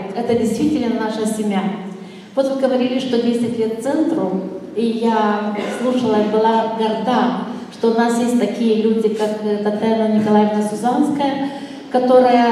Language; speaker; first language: Russian; non-native, local second language; Romanian